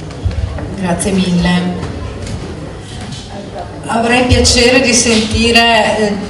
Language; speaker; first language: Italian; native; Italian